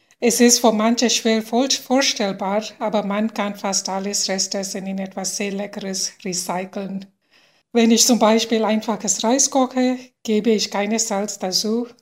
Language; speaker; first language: German; non-native, fluent; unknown